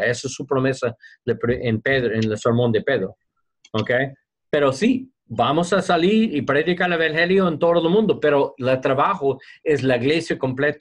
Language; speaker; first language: Spanish; non-native, learner; English